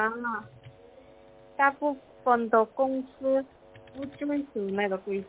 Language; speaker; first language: Chinese; non-native, learner; Korean